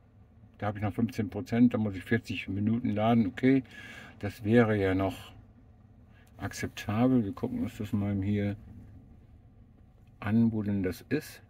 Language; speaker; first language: German; native; German